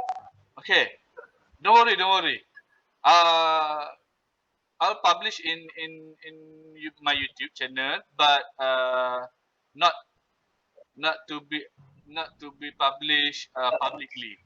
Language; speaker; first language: English; non-native, local second language; Malay